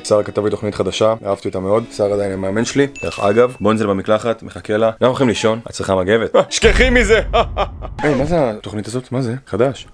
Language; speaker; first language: Hebrew; native; Hebrew